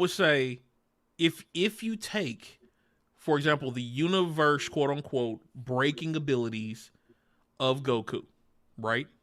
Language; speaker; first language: English; native; English